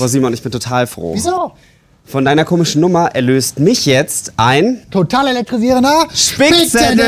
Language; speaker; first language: German; native; German